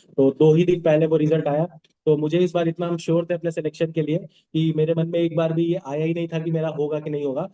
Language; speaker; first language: Hindi; non-native, local second language; Bhojpuri